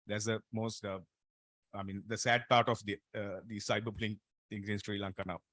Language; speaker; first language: English; non-native, local second language; Sinhala